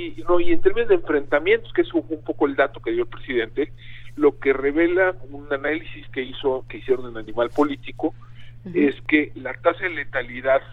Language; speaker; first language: Spanish; native; Spanish